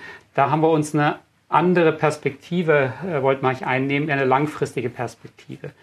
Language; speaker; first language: German; native; German